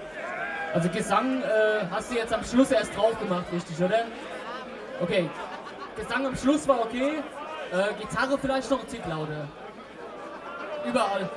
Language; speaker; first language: German; native; German